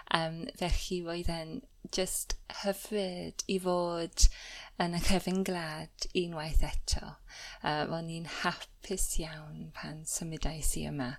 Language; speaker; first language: Welsh; non-native, fluent; English